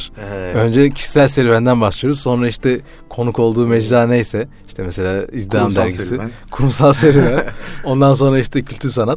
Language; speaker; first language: Turkish; native; Turkish